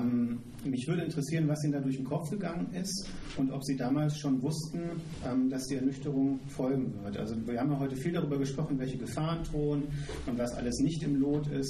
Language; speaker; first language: German; native; German